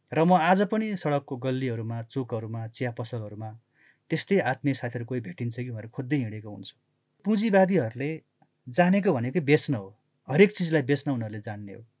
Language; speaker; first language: Nepali; native; Nepali